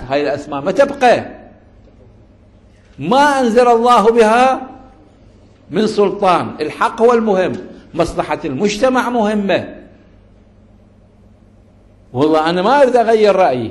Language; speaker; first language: Arabic; native; Arabic